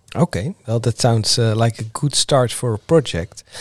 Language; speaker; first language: English; non-native, fluent; Dutch